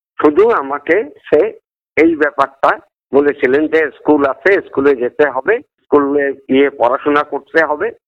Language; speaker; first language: Bangla; non-native, local second language; Assamese